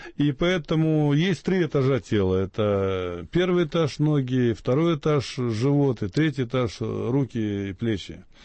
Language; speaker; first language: Russian; native; Russian